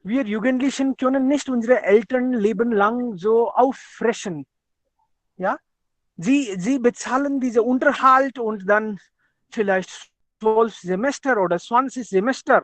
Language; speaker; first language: German; non-native, fluent; Hindi